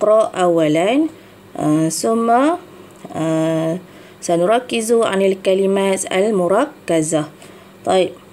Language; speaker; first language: Arabic; non-native, fluent; Malay